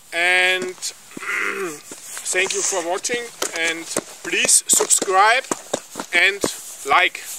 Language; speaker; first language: English; non-native, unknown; German